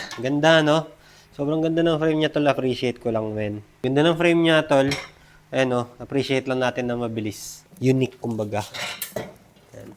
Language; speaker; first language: Filipino; non-native, local second language; Iloko